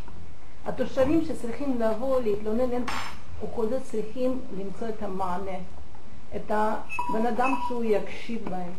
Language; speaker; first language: Hebrew; non-native, fluent; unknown